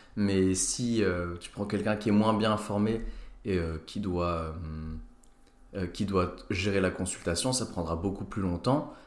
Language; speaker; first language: French; native; French